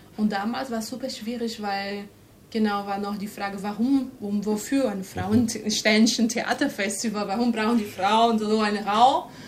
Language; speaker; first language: German; non-native, fluent; Portuguese